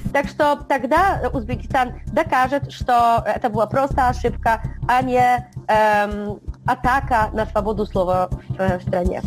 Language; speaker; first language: Russian; non-native, fluent; Polish